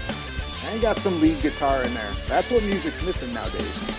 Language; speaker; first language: English; native; English